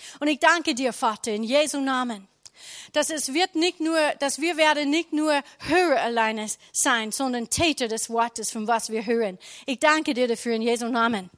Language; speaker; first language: German; non-native, learner; English